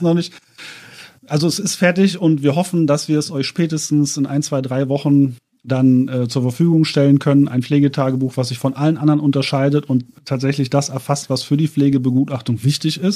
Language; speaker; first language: German; native; German